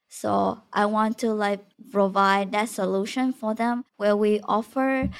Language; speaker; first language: English; non-native, fluent; Vietnamese